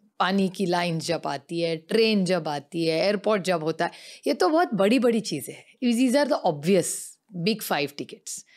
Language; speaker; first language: Hindi; non-native, local second language; Marathi